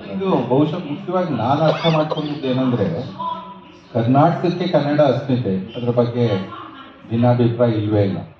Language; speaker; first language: Kannada; native; Kannada